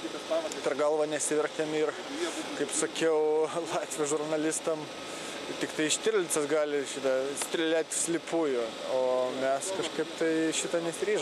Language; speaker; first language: Lithuanian; native; Lithuanian